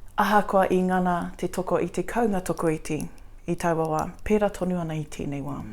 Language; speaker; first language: Māori; non-native, local second language; English